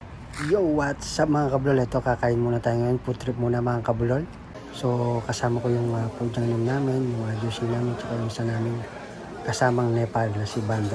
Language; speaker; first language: Filipino; native; Filipino